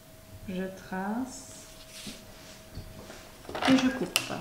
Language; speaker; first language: French; native; French